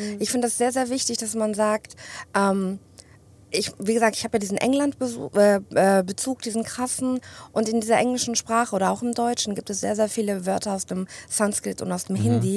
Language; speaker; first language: German; early bilingual, other home language; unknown